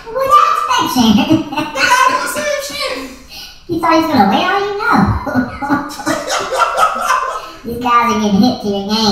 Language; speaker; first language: English; native; English